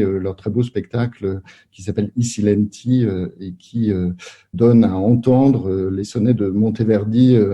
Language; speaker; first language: French; native; French